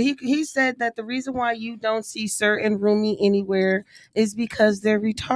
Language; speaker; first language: English; native; English